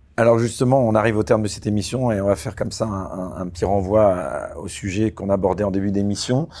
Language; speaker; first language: French; native; French